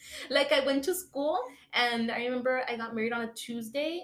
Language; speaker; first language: English; early bilingual, other home language; Spanish